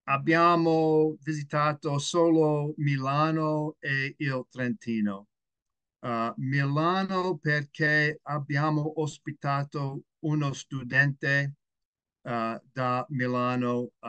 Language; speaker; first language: Italian; non-native, learner; English